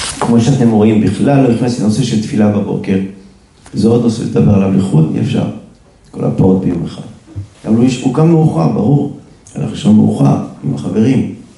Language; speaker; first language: Hebrew; native; Hebrew